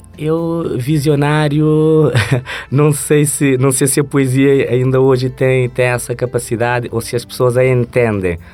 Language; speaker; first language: Portuguese; non-native, local second language; Kabuverdianu